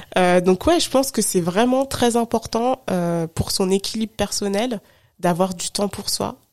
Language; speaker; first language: French; native; French